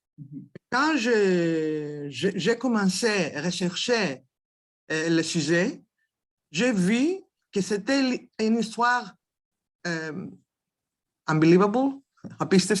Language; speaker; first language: French; non-native, learner; Greek